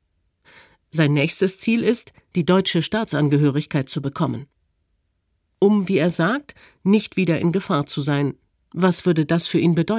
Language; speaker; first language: German; native; German